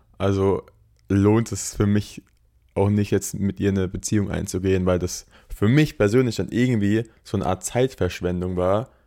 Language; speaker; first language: German; native; German